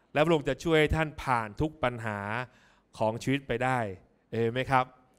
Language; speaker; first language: Thai; native; Thai